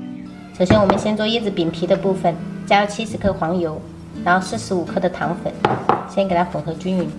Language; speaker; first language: Chinese; native; Chinese